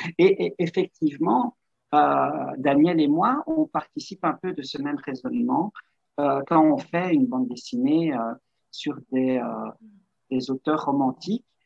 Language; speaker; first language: French; native; French